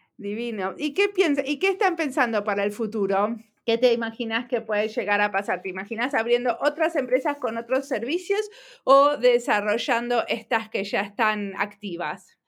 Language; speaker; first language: Spanish; native; Spanish